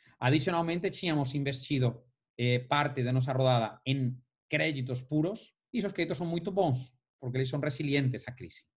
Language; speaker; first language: Portuguese; non-native, fluent; Spanish